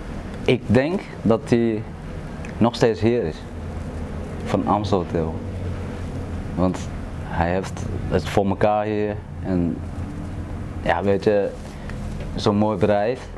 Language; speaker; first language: Dutch; non-native, fluent; Thai